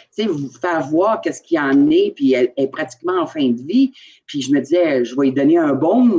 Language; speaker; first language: French; native; French